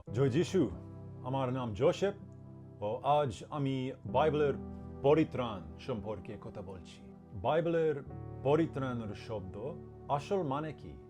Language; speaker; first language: Bangla; non-native, learner; English